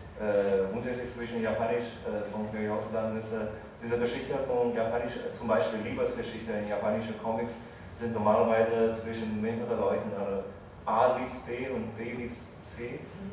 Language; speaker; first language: German; non-native, fluent; Chinese